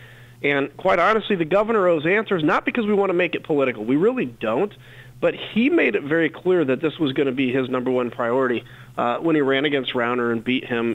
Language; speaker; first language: English; native; English